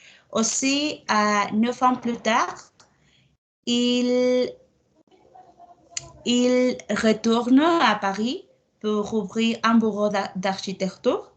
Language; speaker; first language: French; non-native, learner; Spanish